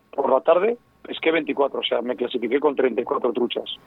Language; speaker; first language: Spanish; native; Spanish